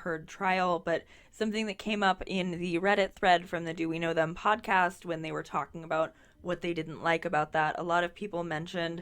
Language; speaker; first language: English; native; English